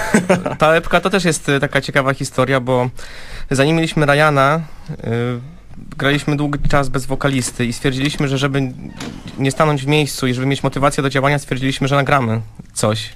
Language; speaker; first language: Polish; native; Polish